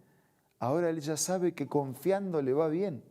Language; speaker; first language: Spanish; native; Spanish